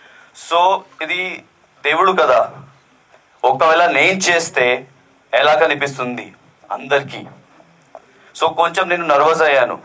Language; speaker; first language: Telugu; non-native, learner; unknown